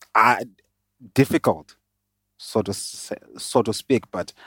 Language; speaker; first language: English; non-native, local second language; Shona